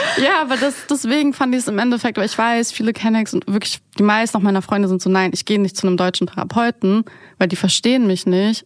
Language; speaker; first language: German; early bilingual, other home language; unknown